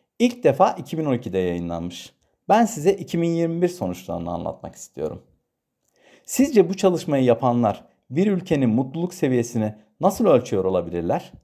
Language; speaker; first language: Turkish; native; Turkish